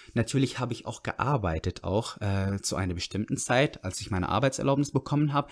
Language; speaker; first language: German; non-native, fluent; Arabic